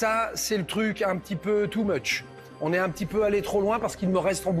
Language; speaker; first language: French; native; French